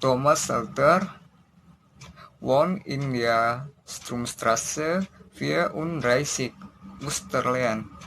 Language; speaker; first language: German; non-native, learner; Indonesian